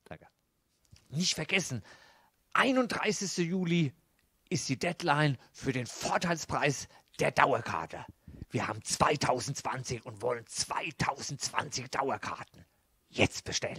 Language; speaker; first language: German; native; German